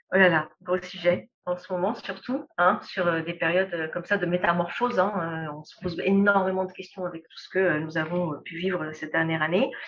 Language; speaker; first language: French; non-native, local second language; Arabic